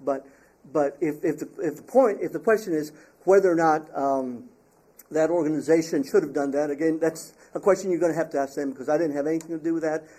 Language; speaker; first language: English; early bilingual, other home language; Spanish